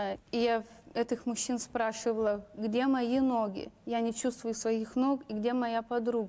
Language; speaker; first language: Russian; non-native, local second language; Lithuanian